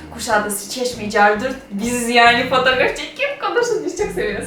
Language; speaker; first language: Turkish; non-native, fluent; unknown